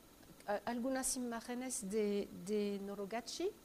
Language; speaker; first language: Spanish; non-native, fluent; French